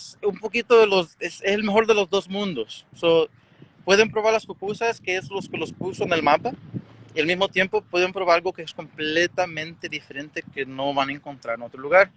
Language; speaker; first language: Spanish; early bilingual, heritage; Spanish